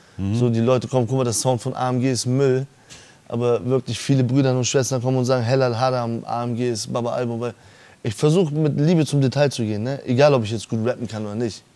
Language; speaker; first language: German; early bilingual, other home language; Persian